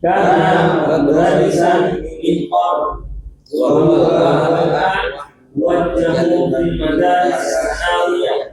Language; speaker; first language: Arabic; non-native, learner; Indonesian